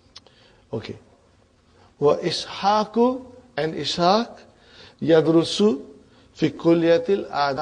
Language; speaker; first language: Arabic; non-native, fluent; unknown